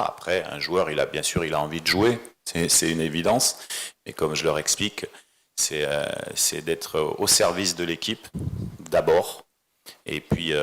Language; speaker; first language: French; native; French